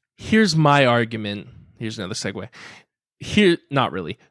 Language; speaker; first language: English; native; English